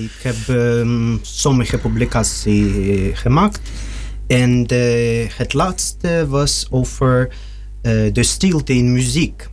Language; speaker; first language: Dutch; non-native, learner; Russian